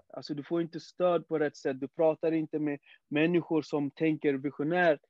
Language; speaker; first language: Swedish; early bilingual, other home language; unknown